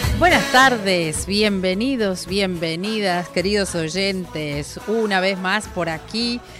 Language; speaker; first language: Spanish; native; Spanish